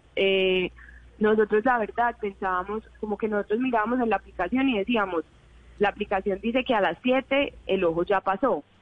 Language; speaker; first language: Spanish; native; Spanish